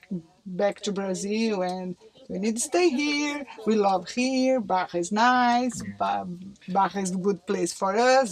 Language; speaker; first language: English; non-native, learner; Portuguese